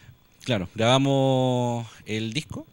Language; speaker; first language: Spanish; native; Spanish